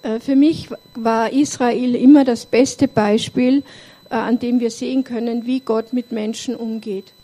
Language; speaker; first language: German; native; German